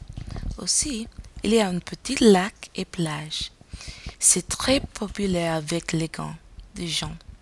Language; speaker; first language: French; non-native, learner; English